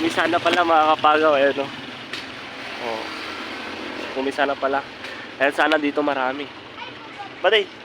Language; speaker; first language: Filipino; native; Filipino